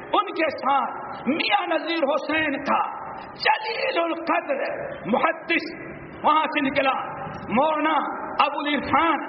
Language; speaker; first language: Urdu; native; Urdu